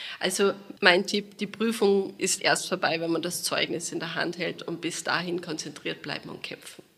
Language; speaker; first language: German; native; German